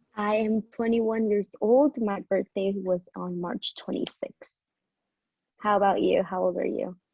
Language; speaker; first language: English; early bilingual, other home language; Spanish